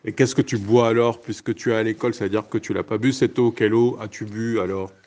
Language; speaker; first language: French; native; French